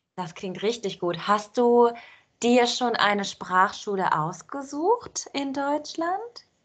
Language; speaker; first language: German; native; German